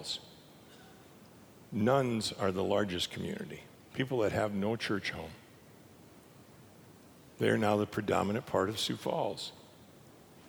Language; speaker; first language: English; native; English